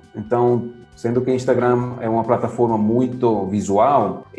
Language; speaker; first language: Portuguese; non-native, fluent; Italian